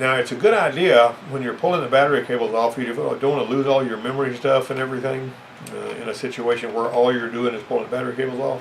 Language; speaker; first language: English; native; English